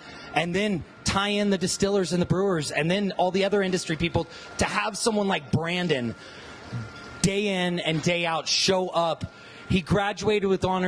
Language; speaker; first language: English; native; English